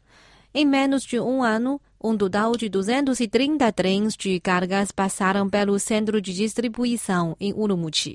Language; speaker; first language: Portuguese; non-native, fluent; Chinese